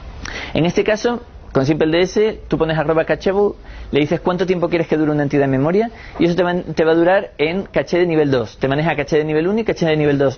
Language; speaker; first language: Spanish; native; Spanish